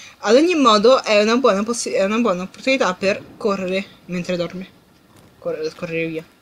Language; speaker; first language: Italian; native; Italian